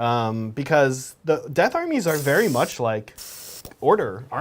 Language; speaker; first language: English; native; English